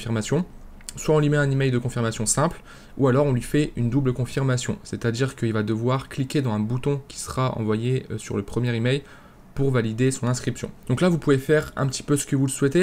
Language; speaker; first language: French; native; French